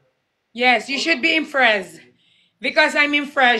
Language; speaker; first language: English; non-native, learner; Filipino